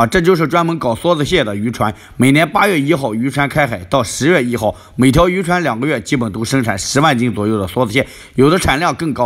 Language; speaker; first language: Chinese; native; Chinese